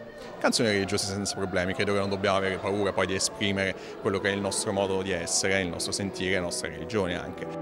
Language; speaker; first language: Italian; native; Italian